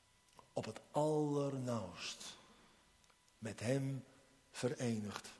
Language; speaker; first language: Dutch; native; Dutch